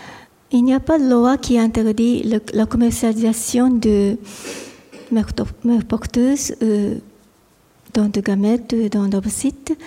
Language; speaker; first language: French; non-native, fluent; Japanese